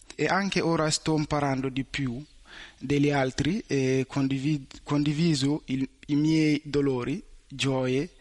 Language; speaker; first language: Italian; non-native, fluent; Bambara